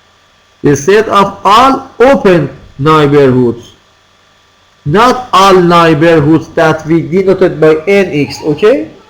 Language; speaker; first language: English; non-native, fluent; Persian